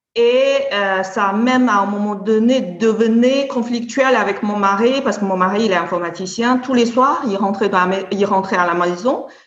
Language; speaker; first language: French; non-native, fluent; Chinese